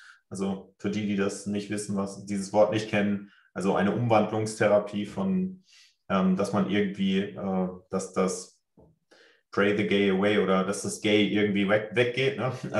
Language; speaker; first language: German; native; German